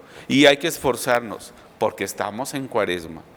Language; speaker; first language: Spanish; native; Spanish